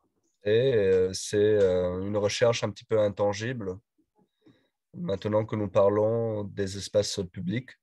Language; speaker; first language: French; non-native, learner; Spanish